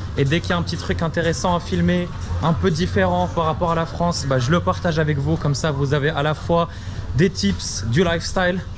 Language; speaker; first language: French; early bilingual, other home language; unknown